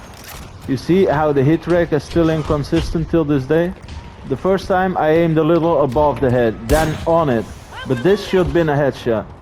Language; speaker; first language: English; non-native, fluent; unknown